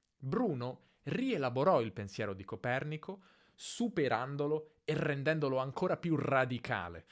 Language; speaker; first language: Italian; native; Italian